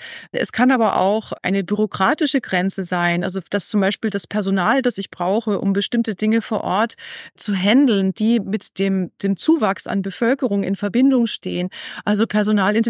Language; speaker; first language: German; native; German